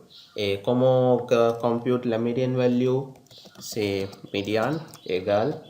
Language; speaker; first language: French; non-native, learner; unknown